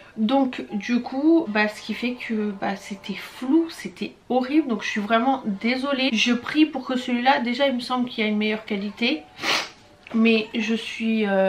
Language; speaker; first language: French; early bilingual, other home language; Portuguese